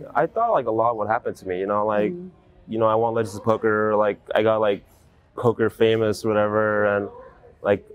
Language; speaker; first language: English; native; English